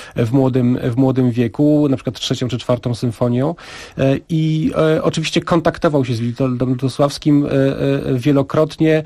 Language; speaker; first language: Polish; native; Polish